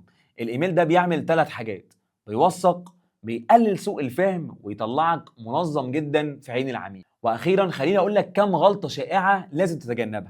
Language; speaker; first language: Arabic; native; Arabic